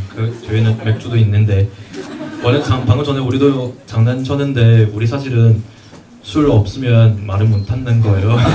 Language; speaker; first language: Korean; non-native, fluent; Chinese